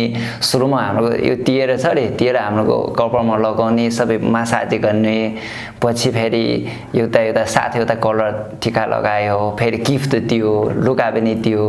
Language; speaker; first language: Nepali; non-native, learner; Chinese